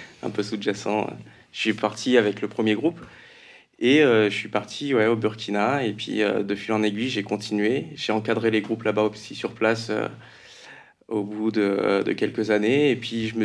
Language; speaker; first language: French; native; French